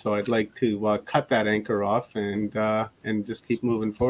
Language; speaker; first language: English; native; English